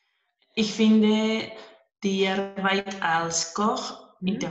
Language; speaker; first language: German; non-native, learner; Spanish